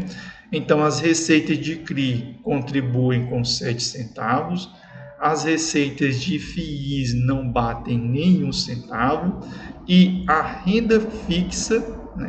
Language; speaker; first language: Portuguese; native; Portuguese